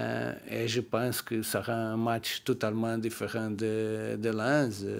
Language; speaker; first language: French; non-native, learner; Portuguese